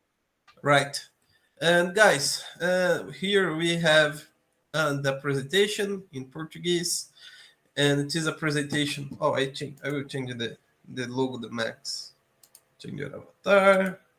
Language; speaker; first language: English; non-native, learner; Portuguese